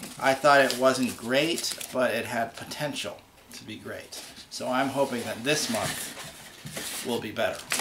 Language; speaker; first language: English; native; English